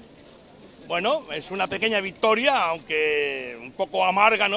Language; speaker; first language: Spanish; native; Spanish